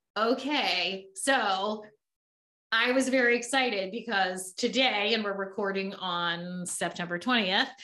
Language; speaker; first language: English; native; English